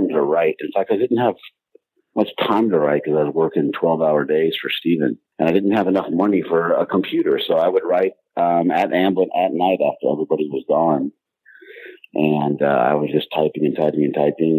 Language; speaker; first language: English; native; English